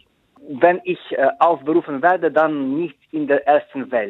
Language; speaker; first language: German; non-native, fluent; Ukrainian